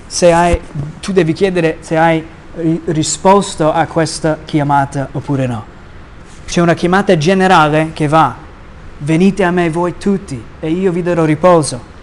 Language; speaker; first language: Italian; non-native, fluent; English